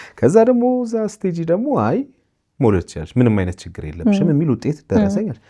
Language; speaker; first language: Amharic; native; Amharic